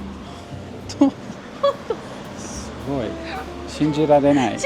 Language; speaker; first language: Japanese; non-native, learner; English